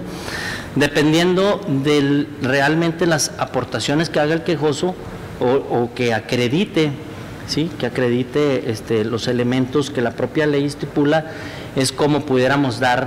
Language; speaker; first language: Spanish; native; Spanish